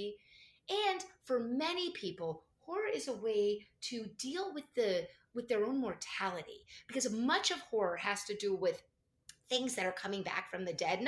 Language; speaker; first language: English; native; English